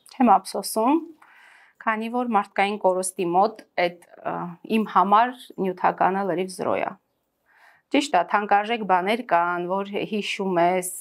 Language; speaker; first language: Armenian; native; Armenian